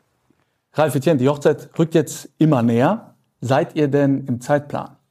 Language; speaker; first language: German; native; German